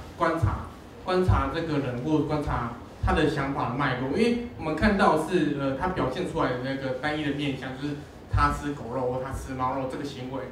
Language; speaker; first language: Chinese; native; Chinese